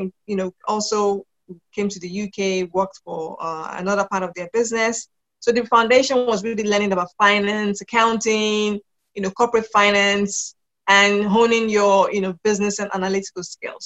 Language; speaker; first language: English; non-native, local second language; Yoruba